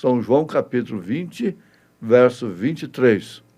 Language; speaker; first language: Portuguese; native; Portuguese